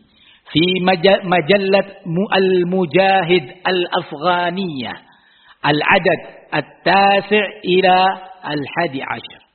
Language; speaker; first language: Arabic; non-native, fluent; Indonesian